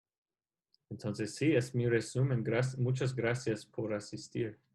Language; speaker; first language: Spanish; non-native, learner; English